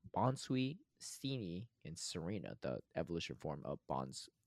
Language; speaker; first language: English; native; English